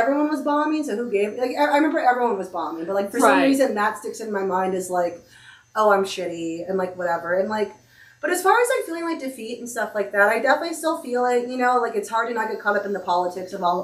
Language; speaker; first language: English; native; English